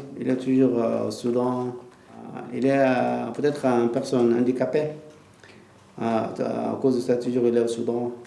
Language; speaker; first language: French; non-native, learner; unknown